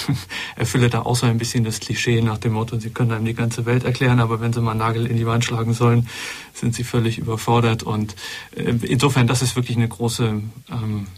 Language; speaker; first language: German; native; German